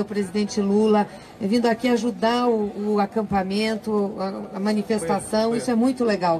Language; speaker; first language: Portuguese; native; Portuguese